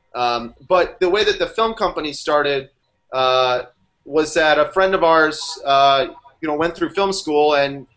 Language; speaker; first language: English; native; English